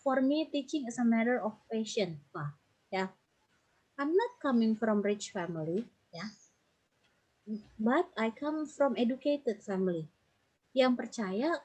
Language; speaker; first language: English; non-native, fluent; Indonesian